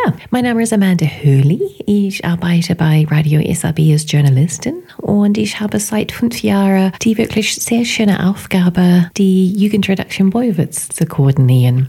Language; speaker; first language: German; non-native, fluent; English